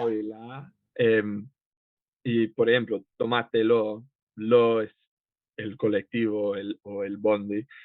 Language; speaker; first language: Spanish; non-native, fluent; English